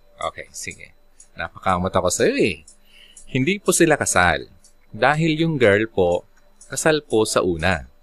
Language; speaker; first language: Filipino; non-native, local second language; Bikol